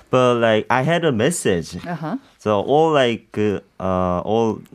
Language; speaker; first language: English; non-native, learner; Korean